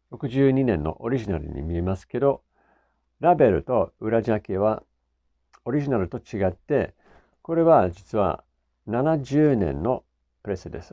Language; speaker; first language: Japanese; non-native, fluent; English